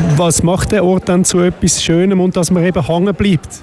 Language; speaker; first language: German; native; German